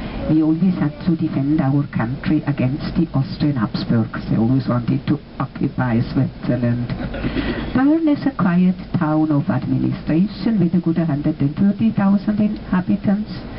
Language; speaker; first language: English; non-native, fluent; German